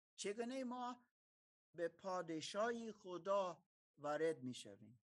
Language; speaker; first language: Persian; non-native, fluent; German